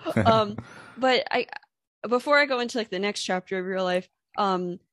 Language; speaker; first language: English; native; English